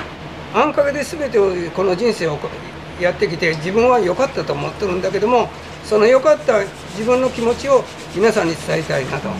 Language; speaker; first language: Japanese; native; Japanese